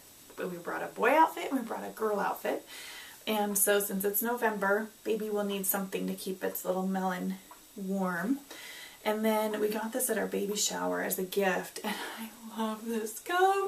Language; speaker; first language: English; native; English